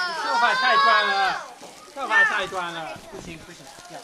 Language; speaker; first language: Chinese; non-native, learner; English